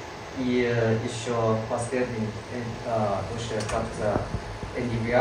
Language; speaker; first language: Russian; non-native, learner; Chinese